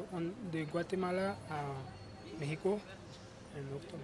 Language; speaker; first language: Spanish; non-native, learner; Haitian Creole